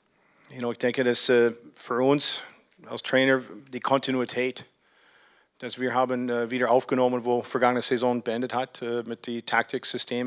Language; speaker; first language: German; non-native, fluent; English